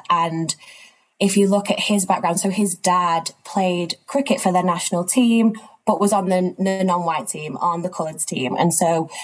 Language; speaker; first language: English; native; English